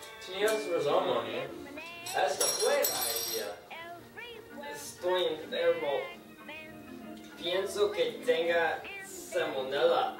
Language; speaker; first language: Spanish; non-native, learner; English